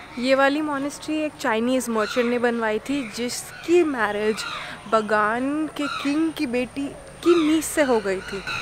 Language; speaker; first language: Hindi; native; Hindi